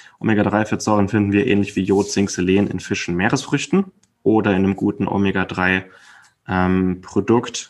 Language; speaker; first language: German; native; German